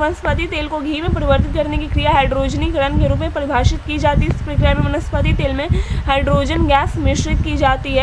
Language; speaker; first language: Hindi; native; Hindi